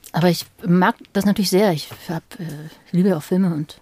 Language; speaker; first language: German; native; German